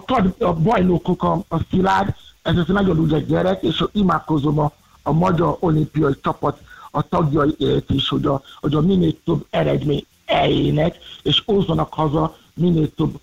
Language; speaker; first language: Hungarian; non-native, learner; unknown